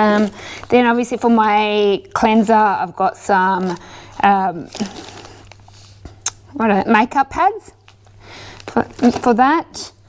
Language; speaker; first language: English; native; English